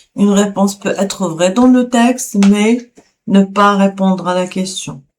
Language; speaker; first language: French; non-native, local second language; Arabic